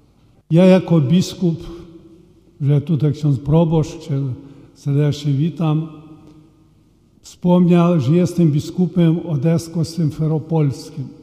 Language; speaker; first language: Polish; early bilingual, heritage; Polish